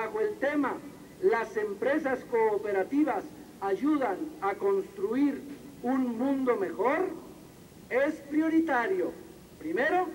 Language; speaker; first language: Spanish; native; Spanish